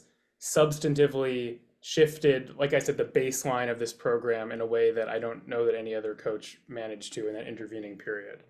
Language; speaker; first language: English; native; English